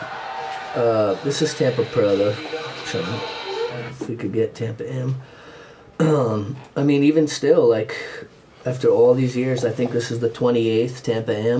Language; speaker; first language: English; native; English